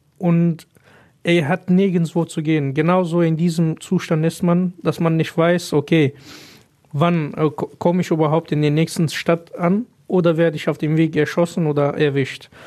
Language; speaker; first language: German; non-native, fluent; Pashto